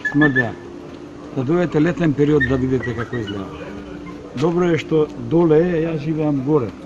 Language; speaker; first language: Macedonian; native; Macedonian